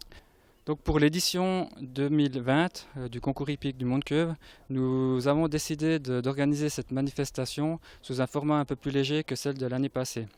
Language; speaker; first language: French; native; French